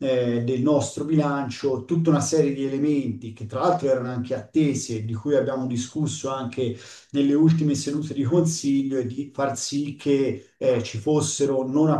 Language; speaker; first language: Italian; native; Italian